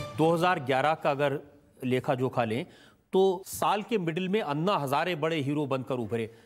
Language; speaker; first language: Hindi; native; Hindi